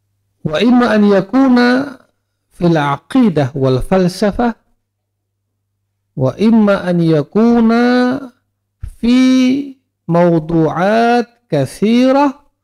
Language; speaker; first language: Arabic; non-native, fluent; Indonesian